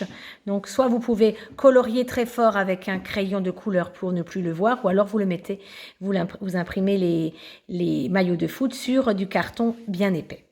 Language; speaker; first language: French; native; French